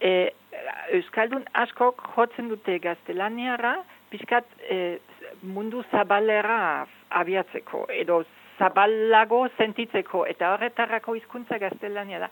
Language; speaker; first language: Basque; non-native, fluent; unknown